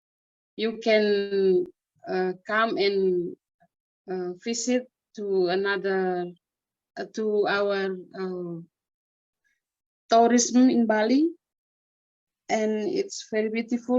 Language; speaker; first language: English; non-native, learner; Indonesian